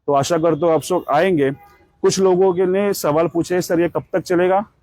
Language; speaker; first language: Hindi; non-native, local second language; Marathi